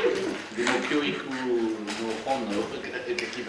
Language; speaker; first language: Japanese; non-native, fluent; French